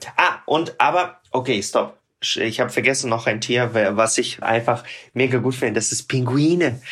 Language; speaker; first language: German; non-native, fluent; Russian